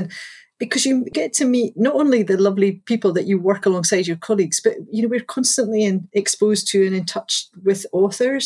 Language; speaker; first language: English; native; English